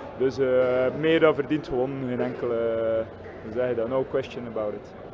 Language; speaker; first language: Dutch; non-native, local second language; French